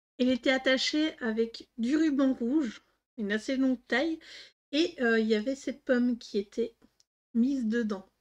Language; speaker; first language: French; native; French